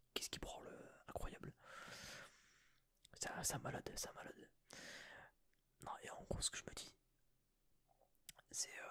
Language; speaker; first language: French; native; French